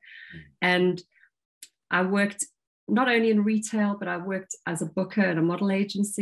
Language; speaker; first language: English; native; English